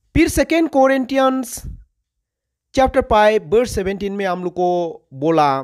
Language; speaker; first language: Hindi; non-native, local second language; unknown